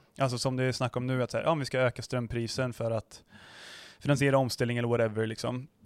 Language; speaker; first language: Swedish; native; Swedish